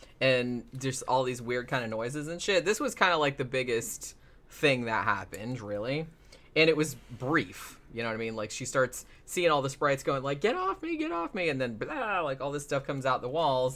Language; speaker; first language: English; native; English